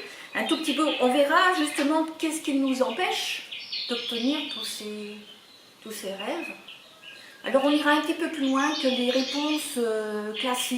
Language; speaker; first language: French; native; French